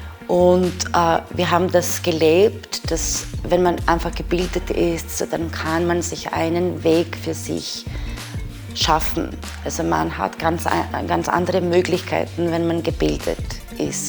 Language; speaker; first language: German; non-native, fluent; Serbian